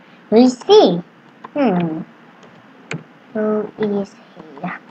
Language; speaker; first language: English; non-native, learner; Vietnamese